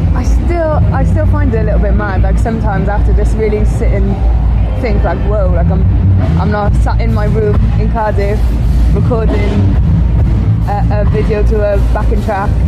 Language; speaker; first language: English; native; English